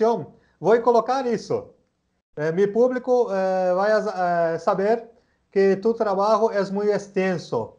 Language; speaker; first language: Spanish; non-native, learner; Portuguese